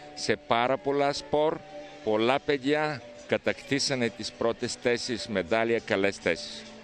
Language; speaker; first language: Greek; non-native, fluent; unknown